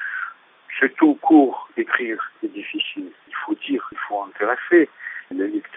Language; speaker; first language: French; non-native, fluent; Russian